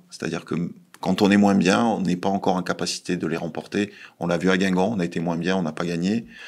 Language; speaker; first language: French; native; French